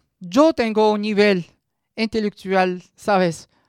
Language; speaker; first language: Spanish; non-native, learner; Arabic